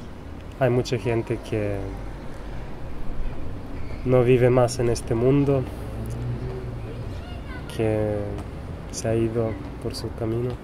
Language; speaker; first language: Spanish; non-native, fluent; Serbian